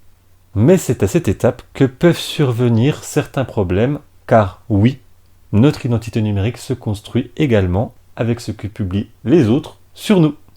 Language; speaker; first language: French; native; French